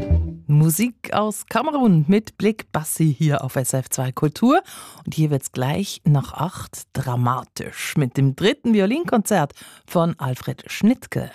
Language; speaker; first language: German; native; German